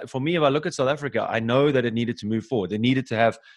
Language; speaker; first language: English; native; English